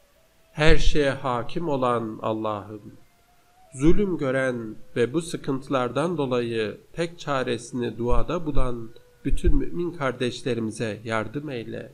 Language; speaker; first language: Turkish; native; Turkish